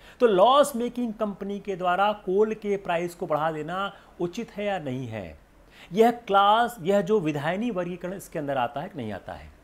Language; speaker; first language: Hindi; native; Hindi